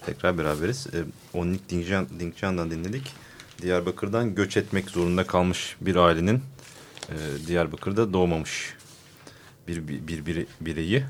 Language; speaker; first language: Turkish; native; Turkish